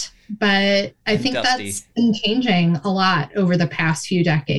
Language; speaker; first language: English; native; English